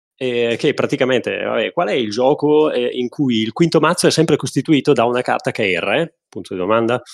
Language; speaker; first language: Italian; native; Italian